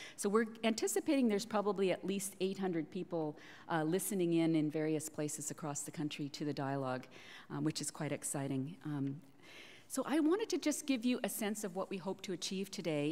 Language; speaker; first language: English; native; English